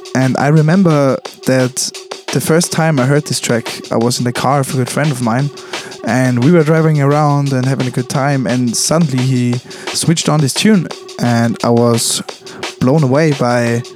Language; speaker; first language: English; non-native, fluent; German